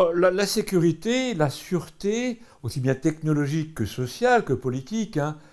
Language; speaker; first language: French; native; French